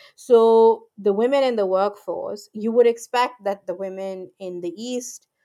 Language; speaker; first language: English; non-native, local second language; Urdu